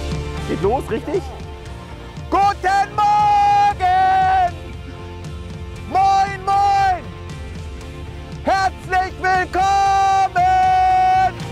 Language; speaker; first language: German; native; German